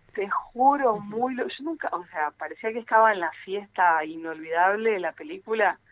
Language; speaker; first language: Spanish; early bilingual, other home language; Portuguese